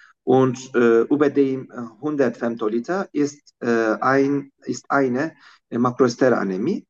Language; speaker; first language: German; non-native, fluent; Turkish